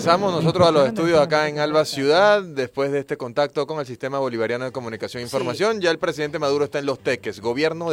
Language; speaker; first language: Spanish; native; Spanish